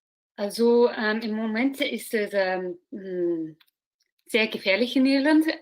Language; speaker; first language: German; non-native, learner; English